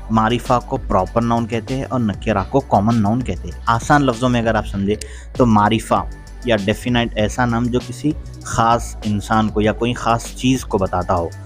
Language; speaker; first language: Urdu; native; Urdu